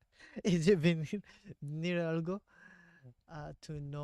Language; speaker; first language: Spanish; non-native, learner; English